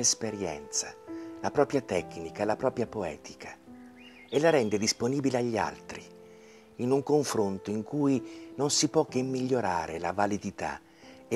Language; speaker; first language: Italian; native; Italian